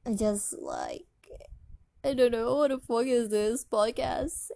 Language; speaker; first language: English; non-native, learner; Indonesian